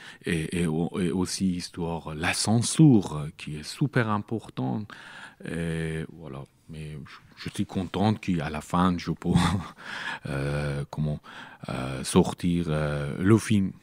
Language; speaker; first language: French; non-native, learner; Persian